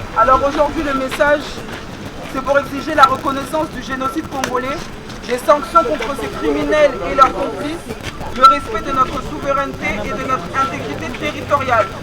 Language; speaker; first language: French; native; French